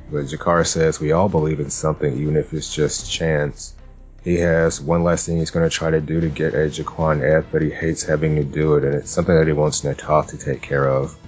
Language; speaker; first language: English; native; English